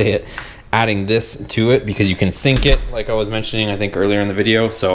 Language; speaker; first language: English; native; English